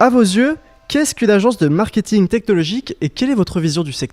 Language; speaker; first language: French; native; French